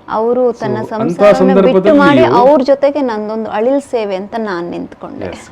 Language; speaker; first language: Kannada; native; Kannada